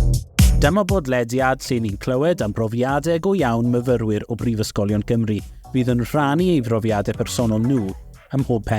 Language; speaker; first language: Welsh; native; Welsh